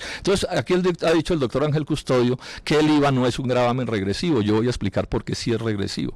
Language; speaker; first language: Spanish; native; Spanish